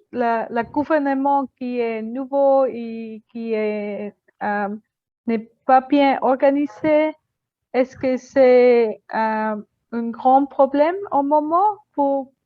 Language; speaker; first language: French; non-native, learner; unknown